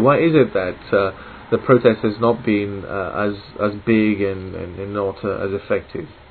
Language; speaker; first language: English; non-native, fluent; Italian